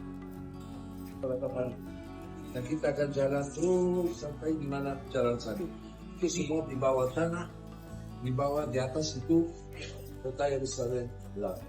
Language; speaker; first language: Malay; non-native, learner; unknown